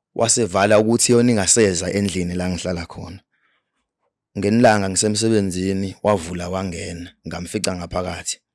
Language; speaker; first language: Zulu; native; Zulu